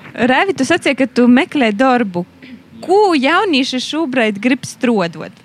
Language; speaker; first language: Latvian; native; Latvian